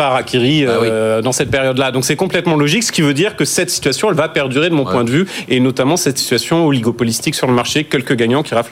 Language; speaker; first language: French; native; French